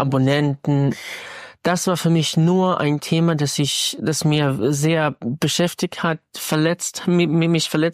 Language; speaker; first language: German; non-native, fluent; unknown